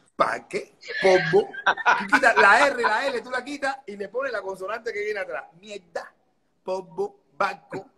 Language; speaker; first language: Spanish; native; Spanish